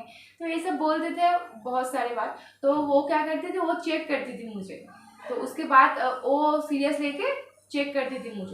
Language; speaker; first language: Hindi; non-native, local second language; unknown